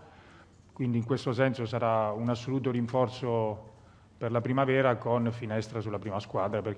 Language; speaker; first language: Italian; native; Italian